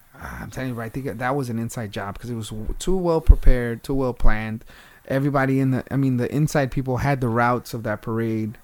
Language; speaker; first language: English; early bilingual, other home language; Spanish